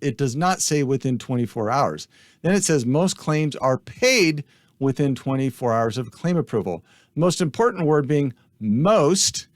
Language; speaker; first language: English; native; English